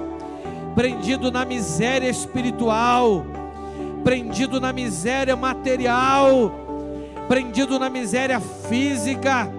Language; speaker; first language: Portuguese; native; Portuguese